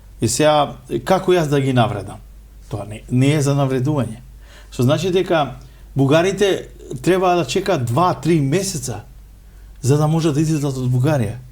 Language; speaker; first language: Macedonian; non-native, local second language; Romany